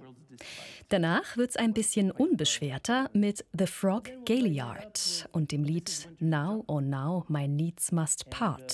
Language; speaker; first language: German; native; German